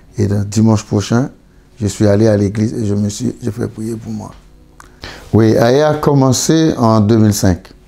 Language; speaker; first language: French; non-native, local second language; Haitian Creole